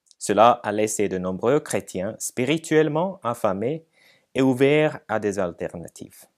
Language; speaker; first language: French; non-native, fluent; Finnish